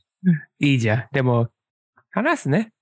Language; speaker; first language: Japanese; non-native, learner; English